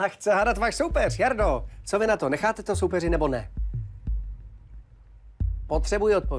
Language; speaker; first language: Czech; native; Czech